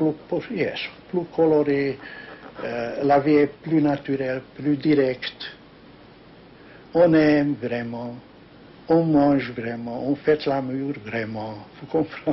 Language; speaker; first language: French; non-native, learner; Hungarian